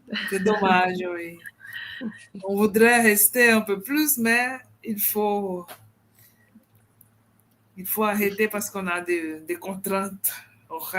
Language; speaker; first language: French; non-native, fluent; Portuguese